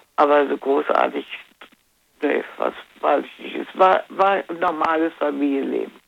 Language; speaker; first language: German; native; German